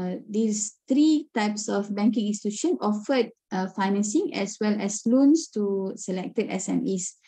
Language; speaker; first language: English; non-native, local second language; Malay